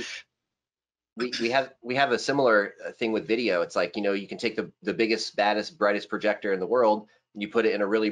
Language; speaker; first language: English; native; English